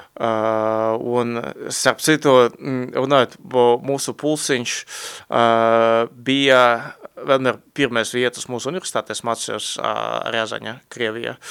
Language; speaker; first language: Latvian; non-native, local second language; Russian